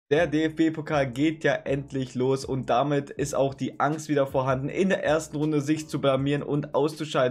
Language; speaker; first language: German; native; German